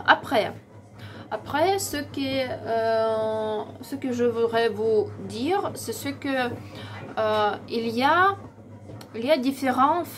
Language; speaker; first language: French; non-native, learner; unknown